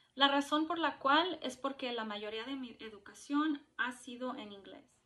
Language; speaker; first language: Spanish; early bilingual, heritage; Spanish